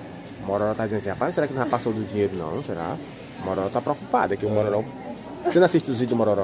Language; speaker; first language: Portuguese; native; Portuguese